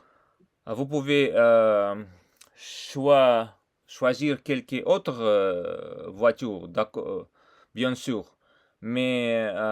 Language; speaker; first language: French; non-native, learner; Russian